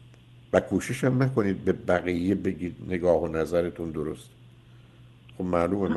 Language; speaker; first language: Persian; native; Persian